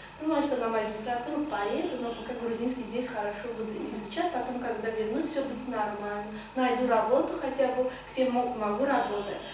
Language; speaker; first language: Russian; non-native, fluent; Azerbaijani